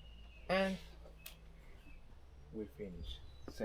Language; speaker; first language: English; non-native, learner; Spanish